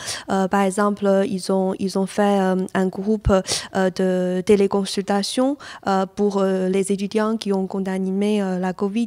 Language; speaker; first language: French; non-native, fluent; Chinese